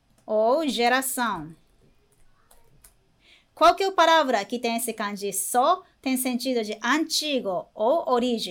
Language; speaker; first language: Portuguese; non-native, fluent; Japanese